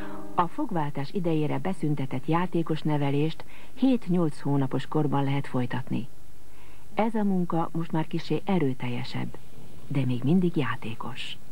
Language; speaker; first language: Hungarian; native; Hungarian